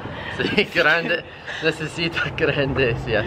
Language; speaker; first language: Spanish; non-native, learner; English